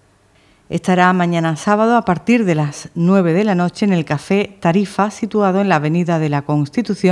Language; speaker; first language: Spanish; native; Spanish